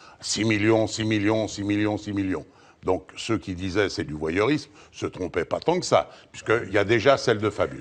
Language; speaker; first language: French; native; French